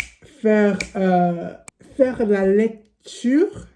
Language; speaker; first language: French; non-native, learner; English